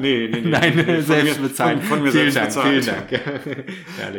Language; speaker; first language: German; native; German